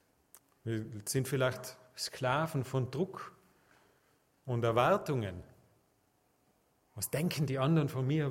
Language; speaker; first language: German; native; German